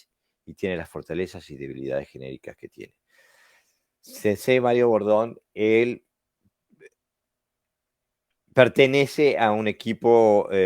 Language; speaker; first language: Spanish; native; Spanish